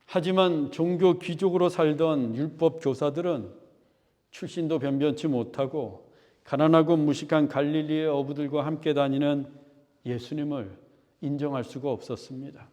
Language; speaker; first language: Korean; native; Korean